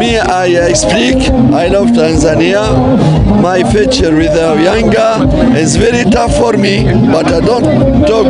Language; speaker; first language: English; non-native, learner; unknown